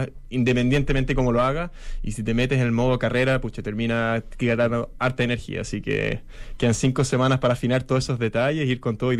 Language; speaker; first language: Spanish; native; Spanish